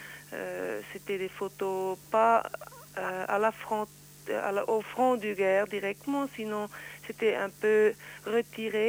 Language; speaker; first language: French; non-native, learner; Swiss German